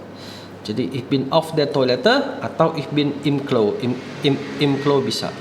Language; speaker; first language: German; non-native, fluent; Indonesian